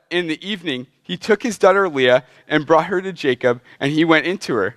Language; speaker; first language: English; native; English